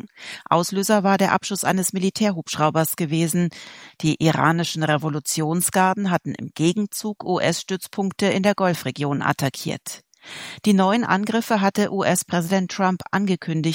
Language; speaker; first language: German; native; German